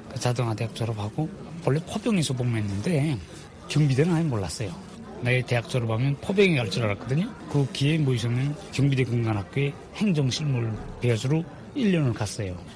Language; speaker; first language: Korean; native; Korean